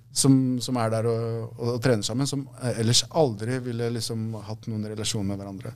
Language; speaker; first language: Norwegian; early bilingual, other home language; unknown